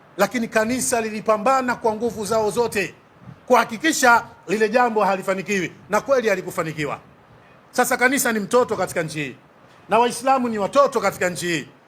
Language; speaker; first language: Swahili; native; Swahili